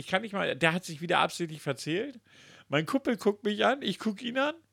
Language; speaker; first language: German; native; German